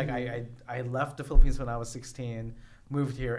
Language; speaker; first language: English; non-native, local second language; Filipino